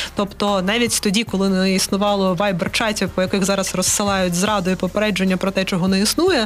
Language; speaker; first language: Ukrainian; native; Ukrainian